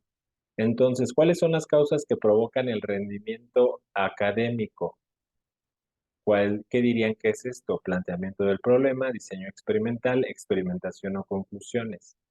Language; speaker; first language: Spanish; native; Spanish